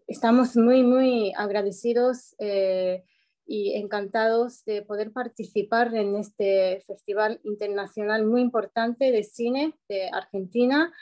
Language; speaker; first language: Spanish; non-native, fluent; Japanese